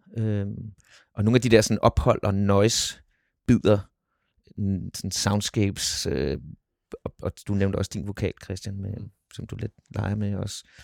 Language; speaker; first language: Danish; native; Danish